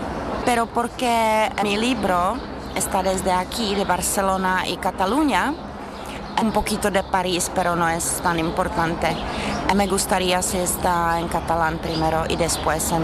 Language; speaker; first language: Spanish; non-native, learner; Czech